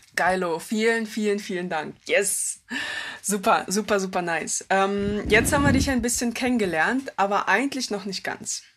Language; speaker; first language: German; early bilingual, other home language; Russian